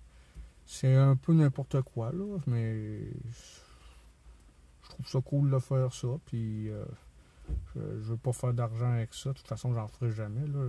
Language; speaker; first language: French; native; French